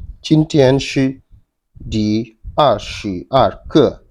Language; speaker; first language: Chinese; non-native, fluent; Wolof